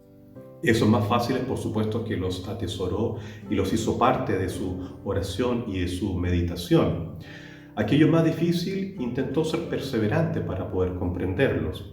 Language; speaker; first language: Spanish; native; Spanish